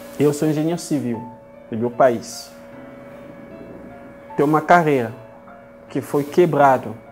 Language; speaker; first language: Portuguese; non-native, learner; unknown